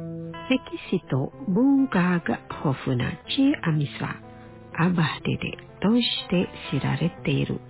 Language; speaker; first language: Japanese; non-native, fluent; Indonesian